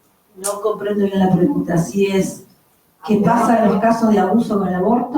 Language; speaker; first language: Spanish; native; Spanish